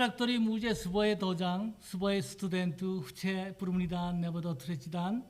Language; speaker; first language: Czech; non-native, learner; Korean